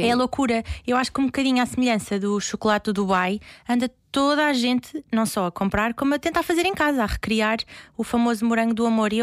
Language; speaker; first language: Portuguese; native; Portuguese